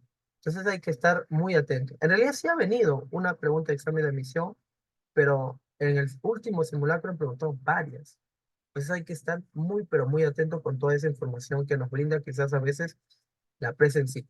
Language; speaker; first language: Spanish; native; Spanish